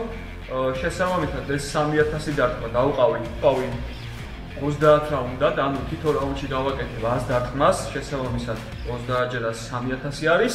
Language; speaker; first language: Georgian; native; Georgian